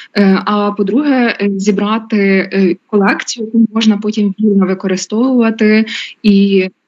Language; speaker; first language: Ukrainian; native; Ukrainian